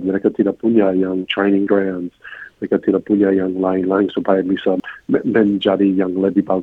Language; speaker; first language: Indonesian; non-native, fluent; English